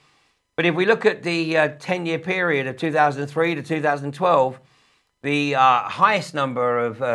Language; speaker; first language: English; native; English